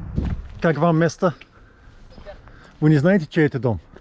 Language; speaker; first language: Russian; non-native, learner; English